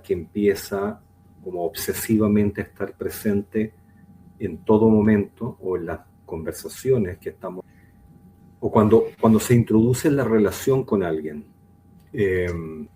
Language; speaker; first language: Spanish; native; Spanish